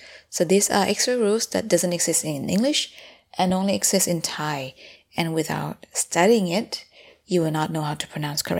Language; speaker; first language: English; non-native, fluent; Thai